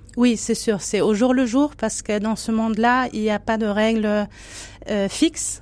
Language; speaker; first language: French; non-native, fluent; German